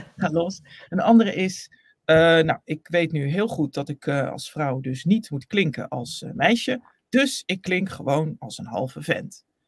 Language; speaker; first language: Dutch; native; Dutch